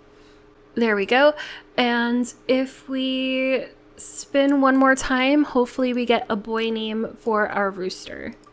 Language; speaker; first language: English; native; English